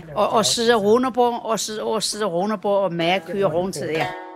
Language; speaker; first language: Danish; non-native, learner; Chinese